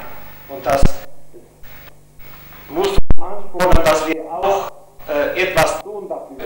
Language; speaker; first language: German; non-native, local second language; Hungarian